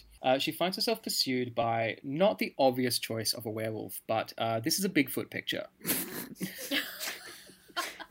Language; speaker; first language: English; native; English